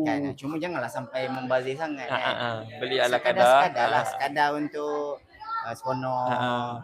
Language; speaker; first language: Malay; native; Malay